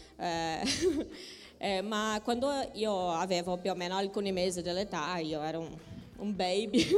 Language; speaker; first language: Italian; non-native, learner; Portuguese